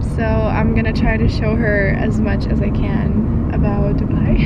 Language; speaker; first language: English; non-native, fluent; Lithuanian